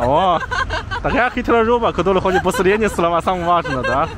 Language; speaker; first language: Russian; non-native, learner; Chinese